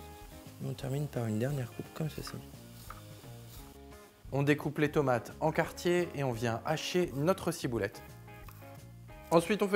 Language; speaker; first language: French; native; French